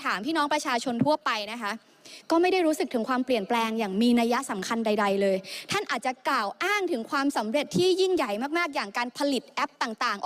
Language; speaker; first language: Thai; native; Thai